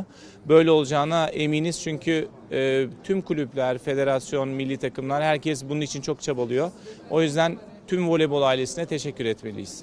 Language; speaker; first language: Turkish; native; Turkish